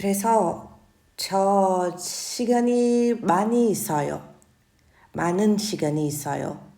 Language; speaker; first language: Korean; non-native, fluent; Portuguese